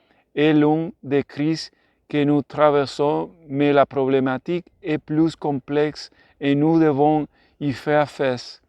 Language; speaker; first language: French; non-native, learner; Spanish